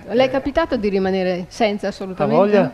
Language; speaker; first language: Italian; native; Italian